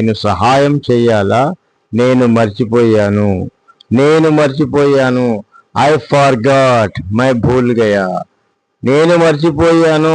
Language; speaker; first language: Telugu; non-native, fluent; Hindi